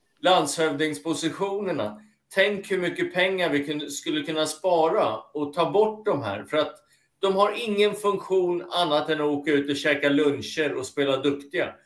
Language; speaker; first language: Swedish; native; Swedish